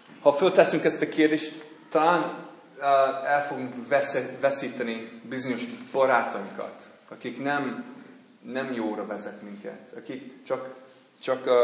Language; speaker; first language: Hungarian; non-native, fluent; English